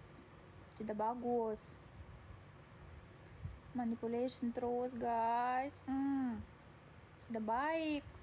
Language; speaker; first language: Indonesian; non-native, learner; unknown